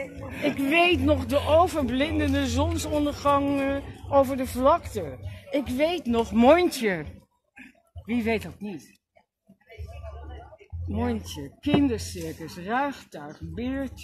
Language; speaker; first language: Dutch; native; Dutch